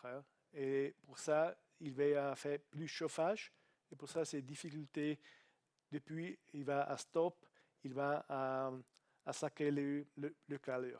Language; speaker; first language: French; non-native, learner; Italian